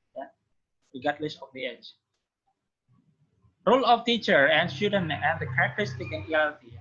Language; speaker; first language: English; non-native, fluent; Indonesian